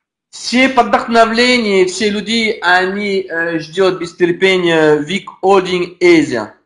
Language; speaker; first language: Russian; non-native, learner; French